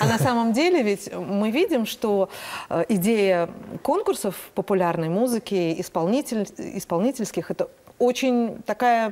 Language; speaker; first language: Russian; native; Russian